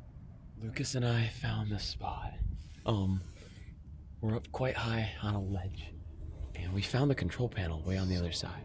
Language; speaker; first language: English; native; English